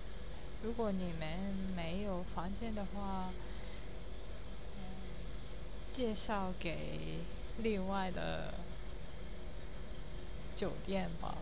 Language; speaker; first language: Chinese; non-native, learner; Japanese